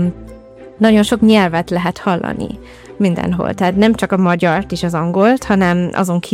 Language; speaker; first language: Hungarian; non-native, fluent; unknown